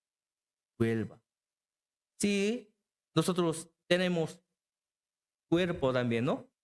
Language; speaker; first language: Spanish; non-native, learner; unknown